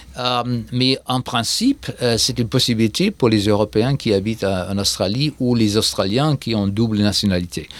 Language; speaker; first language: French; non-native, fluent; German